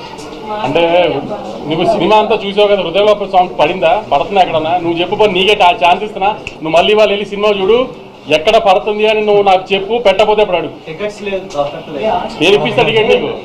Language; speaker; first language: Telugu; native; Telugu